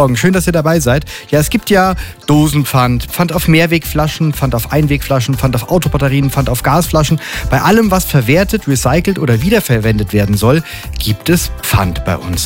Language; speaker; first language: German; native; German